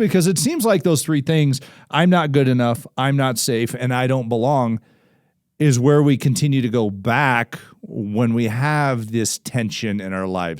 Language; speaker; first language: English; native; English